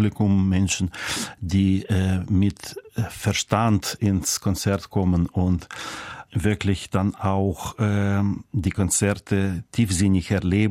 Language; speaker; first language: German; native; German